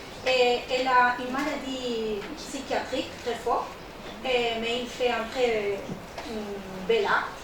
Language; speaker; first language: French; non-native, learner; Spanish